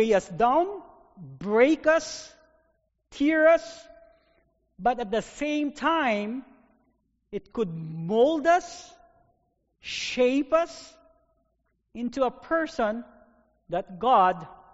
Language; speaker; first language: English; non-native, local second language; Filipino